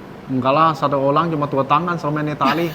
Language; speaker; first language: Indonesian; non-native, learner; Chinese